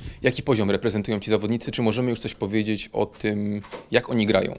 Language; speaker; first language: Polish; native; Polish